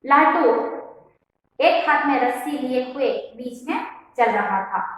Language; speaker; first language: Hindi; non-native, local second language; Kannada